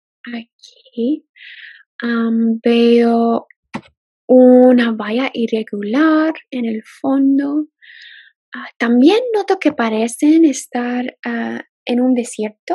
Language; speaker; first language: Spanish; non-native, fluent; English